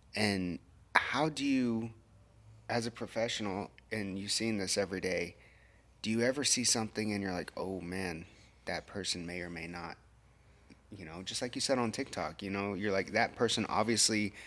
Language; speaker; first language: English; native; English